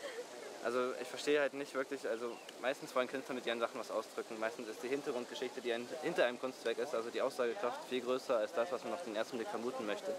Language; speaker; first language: German; native; German